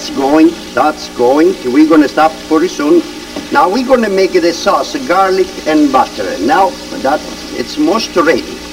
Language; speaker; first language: English; non-native, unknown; Italian